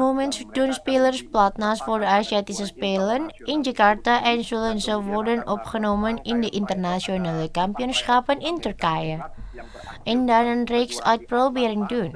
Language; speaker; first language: Dutch; non-native, fluent; Indonesian